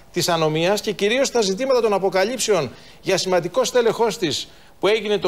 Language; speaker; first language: Greek; native; Greek